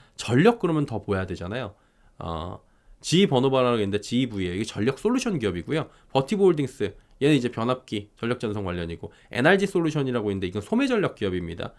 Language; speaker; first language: Korean; native; Korean